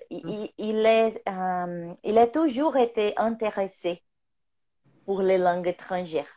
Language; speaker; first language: French; non-native, learner; Portuguese